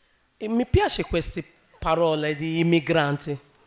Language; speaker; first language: Italian; non-native, learner; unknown